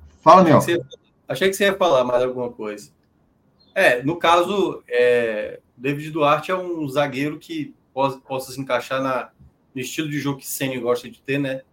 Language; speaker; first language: Portuguese; native; Portuguese